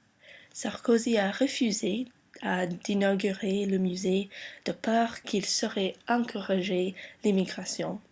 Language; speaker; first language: French; non-native, learner; English